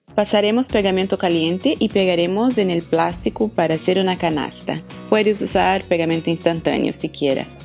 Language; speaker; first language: Spanish; non-native, fluent; Portuguese